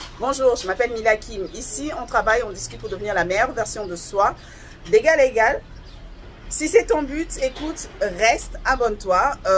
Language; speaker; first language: French; non-native, local second language; Lingala